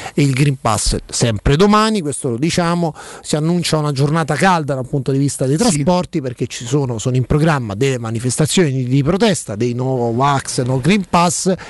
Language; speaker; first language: Italian; native; Italian